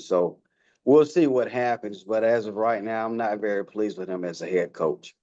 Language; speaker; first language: English; native; English